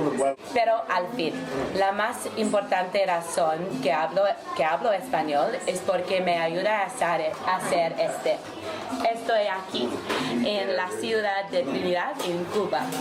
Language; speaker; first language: Spanish; non-native, learner; English